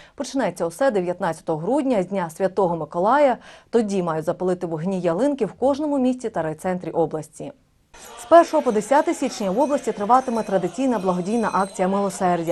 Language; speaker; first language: Ukrainian; native; Ukrainian